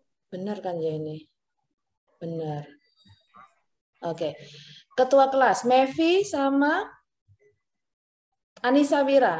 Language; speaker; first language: Indonesian; native; Indonesian